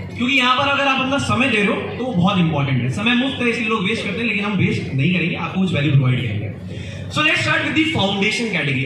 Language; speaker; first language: Hindi; native; Hindi